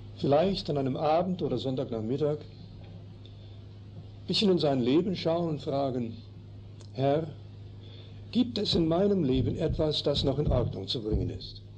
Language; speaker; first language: German; early bilingual, heritage; German